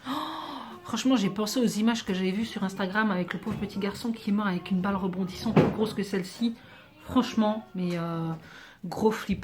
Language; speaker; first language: French; native; French